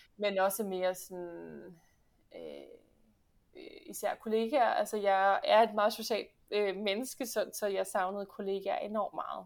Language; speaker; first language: Danish; early bilingual, heritage; Danish